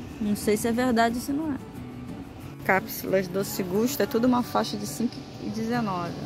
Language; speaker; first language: Portuguese; native; Portuguese